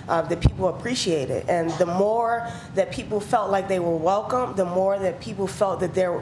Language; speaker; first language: English; native; English